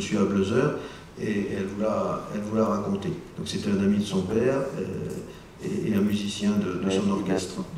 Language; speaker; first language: French; native; French